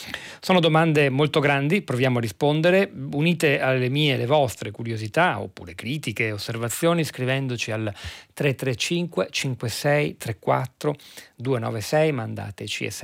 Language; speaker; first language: Italian; native; Italian